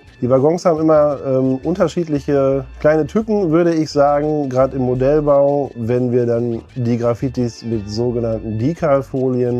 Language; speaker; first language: German; native; German